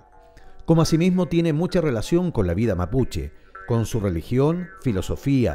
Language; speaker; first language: Spanish; native; Spanish